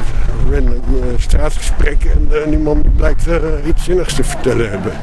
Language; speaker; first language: Dutch; native; Dutch